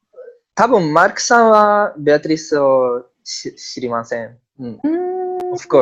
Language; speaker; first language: Japanese; non-native, learner; Italian